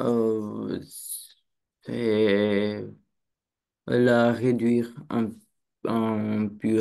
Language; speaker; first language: French; non-native, learner; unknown